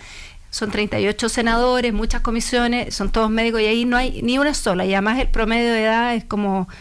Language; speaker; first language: Spanish; native; Spanish